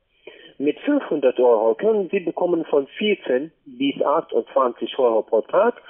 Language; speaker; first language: German; non-native, learner; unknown